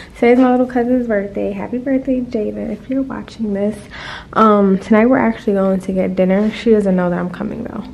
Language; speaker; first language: English; native; English